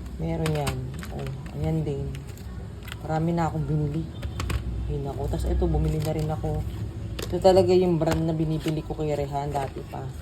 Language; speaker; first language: Filipino; non-native, local second language; Pampanga